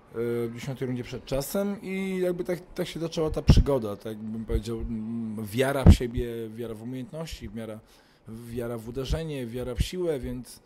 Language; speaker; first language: Polish; native; Polish